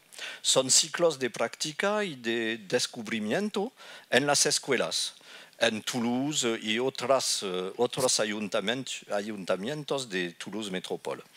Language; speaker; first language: Spanish; non-native, fluent; French